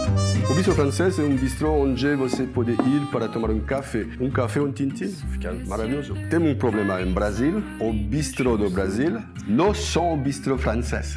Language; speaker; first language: Portuguese; non-native, learner; French